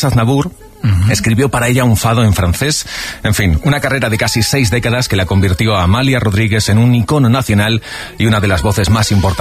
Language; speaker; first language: Spanish; native; Spanish